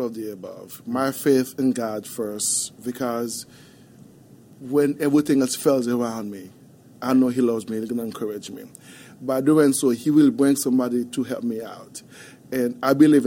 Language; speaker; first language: English; non-native, fluent; Haitian Creole